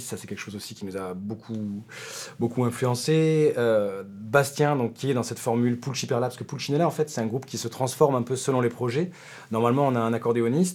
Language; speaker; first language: French; native; French